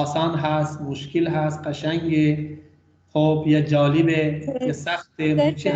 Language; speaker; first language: Persian; non-native, fluent; Urdu